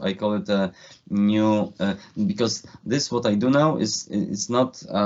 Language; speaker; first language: English; non-native, fluent; Polish